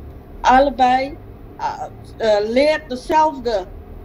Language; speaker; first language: Dutch; non-native, local second language; Papiamento